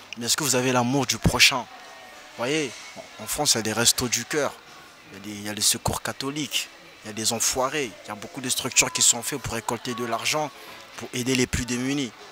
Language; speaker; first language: French; early bilingual, other home language; Lingala